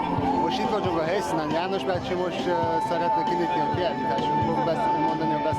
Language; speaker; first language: Hungarian; non-native, fluent; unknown